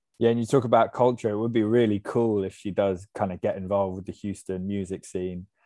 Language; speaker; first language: English; native; English